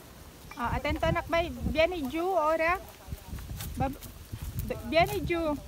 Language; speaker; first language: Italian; non-native, learner; Filipino